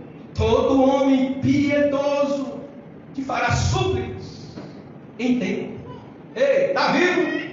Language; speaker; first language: Portuguese; native; Portuguese